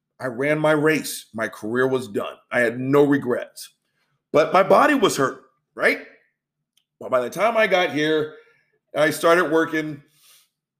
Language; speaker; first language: English; native; English